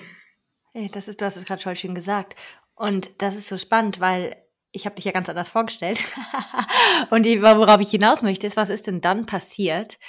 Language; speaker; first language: German; native; German